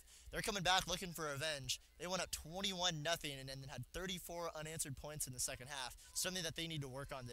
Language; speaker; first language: English; native; English